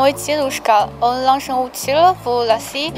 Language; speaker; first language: Russian; non-native, learner; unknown